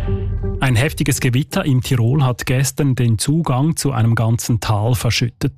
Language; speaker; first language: German; native; German